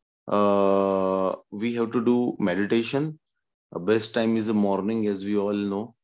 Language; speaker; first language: English; non-native, local second language; Gujarati